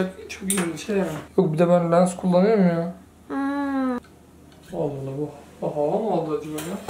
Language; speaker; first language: Turkish; native; Turkish